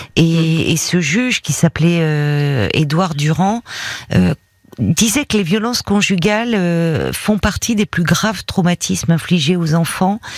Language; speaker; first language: French; native; French